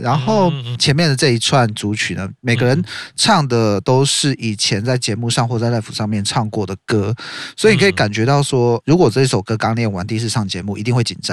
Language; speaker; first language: Chinese; native; Chinese